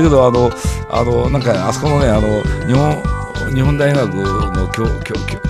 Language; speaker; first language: Japanese; native; Japanese